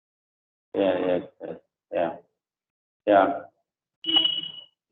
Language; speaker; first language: English; non-native, local second language; Telugu